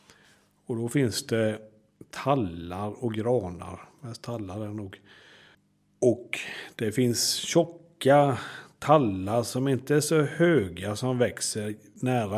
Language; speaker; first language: Swedish; native; Swedish